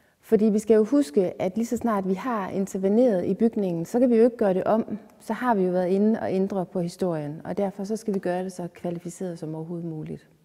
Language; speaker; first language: Danish; native; Danish